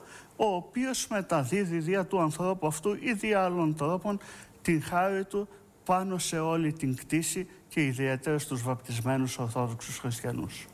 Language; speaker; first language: Greek; native; Greek